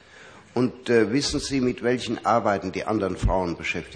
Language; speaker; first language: German; native; German